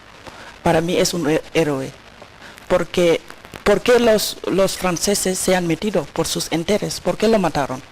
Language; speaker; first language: Spanish; non-native, learner; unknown